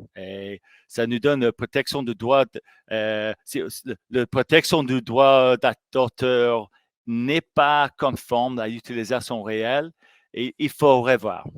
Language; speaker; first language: French; non-native, fluent; English